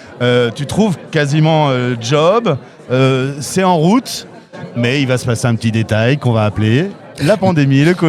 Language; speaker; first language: French; native; French